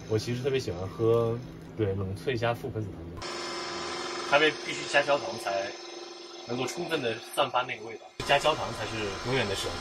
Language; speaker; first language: Chinese; native; Chinese